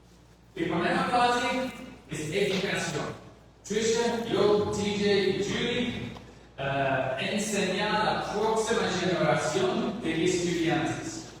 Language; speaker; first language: Spanish; non-native, learner; English